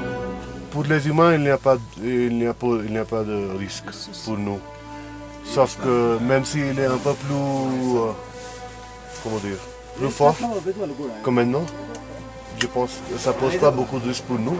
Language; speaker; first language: French; non-native, fluent; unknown